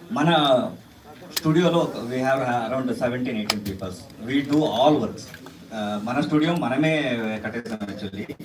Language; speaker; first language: Telugu; non-native, learner; Kannada